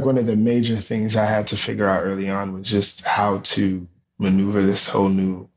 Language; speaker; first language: English; native; English